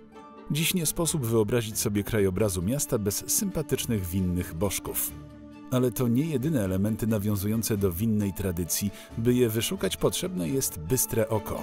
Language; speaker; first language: Polish; native; Polish